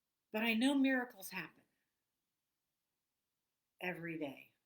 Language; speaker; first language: English; native; English